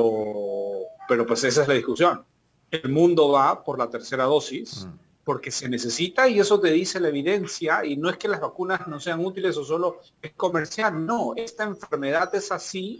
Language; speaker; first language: Spanish; native; Spanish